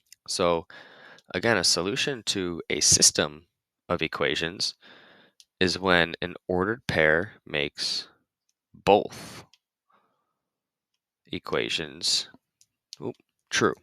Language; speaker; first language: English; native; English